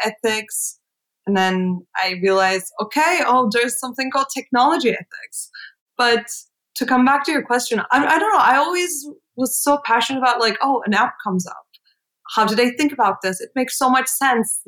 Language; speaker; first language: English; non-native, fluent; Turkish